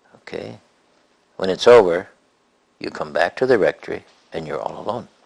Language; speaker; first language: English; native; English